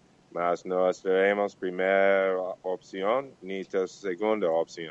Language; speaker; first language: Portuguese; non-native, learner; Spanish